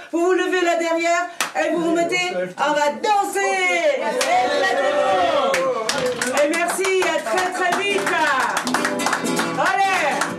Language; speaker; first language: French; native; French